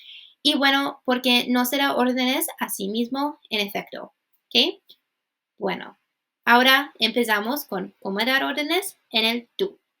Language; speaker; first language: Spanish; non-native, fluent; English